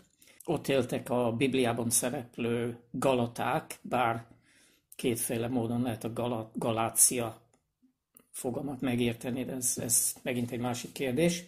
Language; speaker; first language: Hungarian; non-native, fluent; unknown